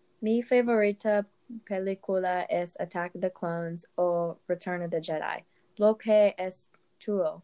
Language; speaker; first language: Spanish; non-native, learner; English